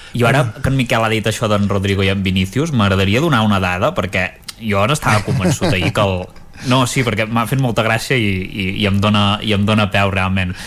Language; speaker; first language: Catalan; native; Catalan